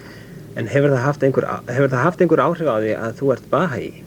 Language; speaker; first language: Icelandic; native; Icelandic